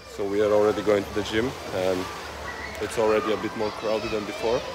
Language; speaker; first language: English; non-native, fluent; Bulgarian